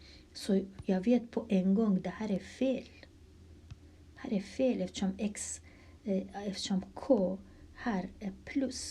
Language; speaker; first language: Swedish; non-native, fluent; Kurdish